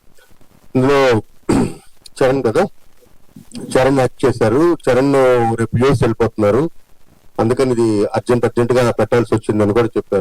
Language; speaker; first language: Telugu; native; Telugu